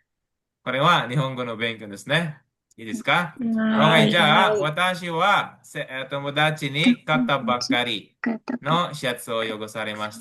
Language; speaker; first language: Japanese; non-native, fluent; Filipino